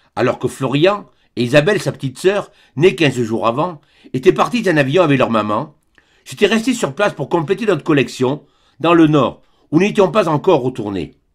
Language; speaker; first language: French; native; French